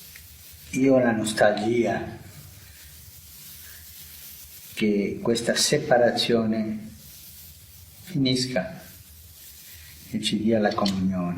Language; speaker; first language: Italian; non-native, fluent; Spanish